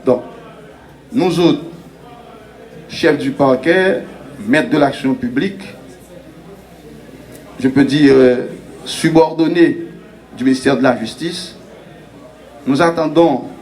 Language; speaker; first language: French; non-native, local second language; Haitian Creole